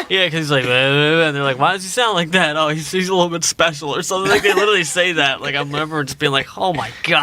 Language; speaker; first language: English; native; English